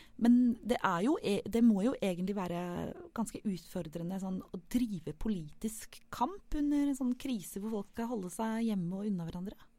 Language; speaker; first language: Norwegian; native; Norwegian